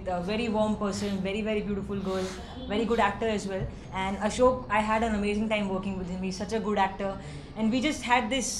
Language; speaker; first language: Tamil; non-native, learner; Hindi